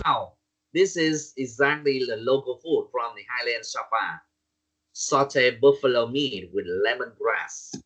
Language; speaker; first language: English; non-native, learner; Vietnamese